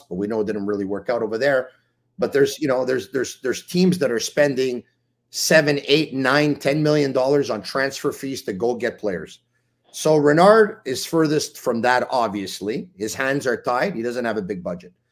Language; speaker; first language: English; native; English